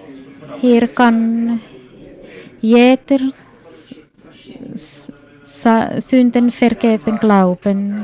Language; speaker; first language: German; non-native, fluent; Swedish